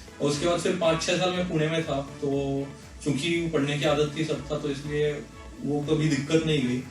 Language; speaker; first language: Hindi; non-native, local second language; Marathi